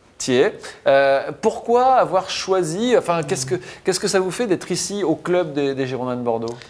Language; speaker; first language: French; native; French